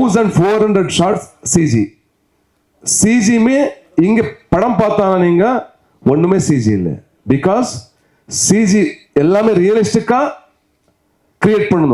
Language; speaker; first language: Tamil; non-native, local second language; Kannada